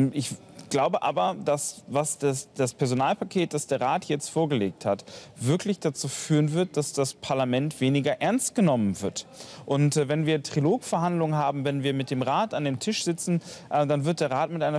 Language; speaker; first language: German; native; German